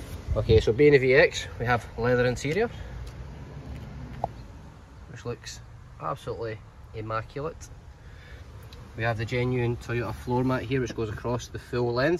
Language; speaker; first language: English; native; English